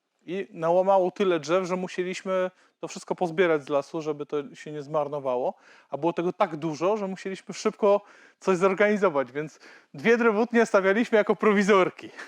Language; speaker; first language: Polish; native; Polish